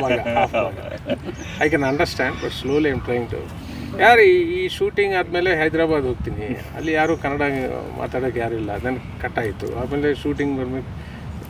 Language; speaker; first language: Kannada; non-native, learner; Telugu